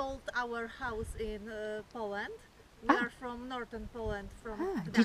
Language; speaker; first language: English; non-native, fluent; Polish